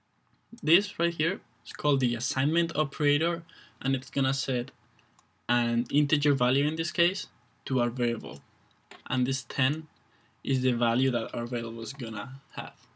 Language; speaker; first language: English; non-native, fluent; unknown